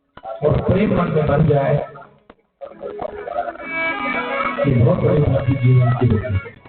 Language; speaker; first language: Hindi; native; Hindi